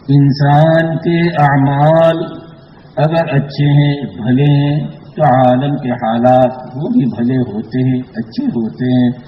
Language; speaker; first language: Urdu; native; Urdu